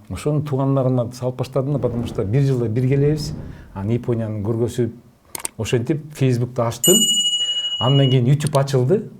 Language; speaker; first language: Kyrgyz; native; Kyrgyz